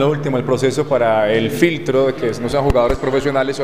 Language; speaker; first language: Spanish; native; Spanish